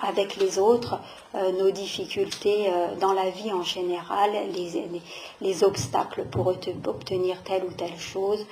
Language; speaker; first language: French; native; French